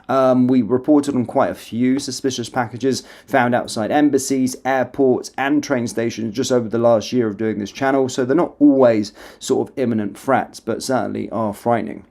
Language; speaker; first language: English; native; English